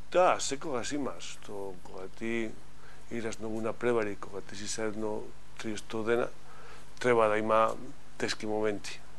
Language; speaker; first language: Macedonian; non-native, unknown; Spanish